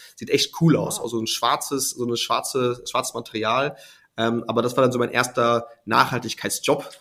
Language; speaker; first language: German; native; German